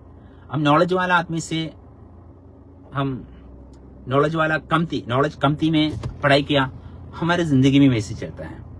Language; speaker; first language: Hindi; non-native, local second language; Malayalam